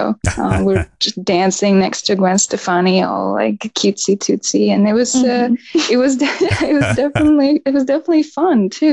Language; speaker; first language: English; non-native, fluent; Russian